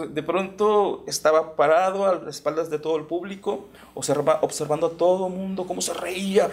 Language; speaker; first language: Spanish; native; Spanish